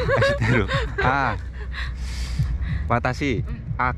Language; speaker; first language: Japanese; non-native, fluent; Indonesian